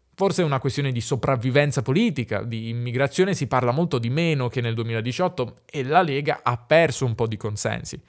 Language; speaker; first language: Italian; native; Italian